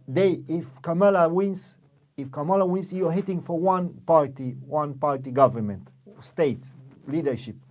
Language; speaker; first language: English; non-native, fluent; Romanian